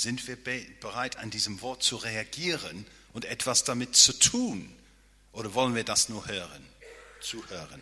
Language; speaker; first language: German; non-native, fluent; English